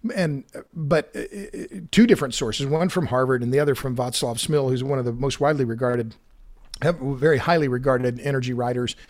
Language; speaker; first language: English; native; English